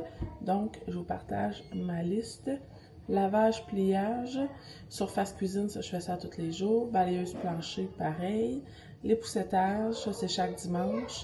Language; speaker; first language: French; native; French